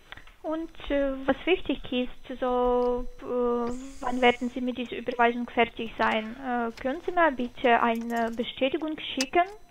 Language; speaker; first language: German; non-native, fluent; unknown